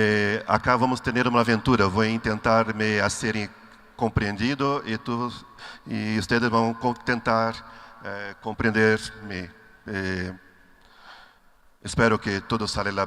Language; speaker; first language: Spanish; non-native, learner; Portuguese